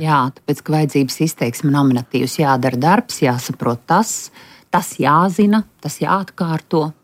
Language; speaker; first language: Latvian; native; Latvian